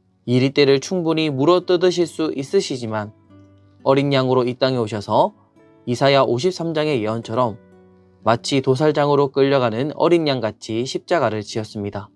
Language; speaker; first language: Korean; native; Korean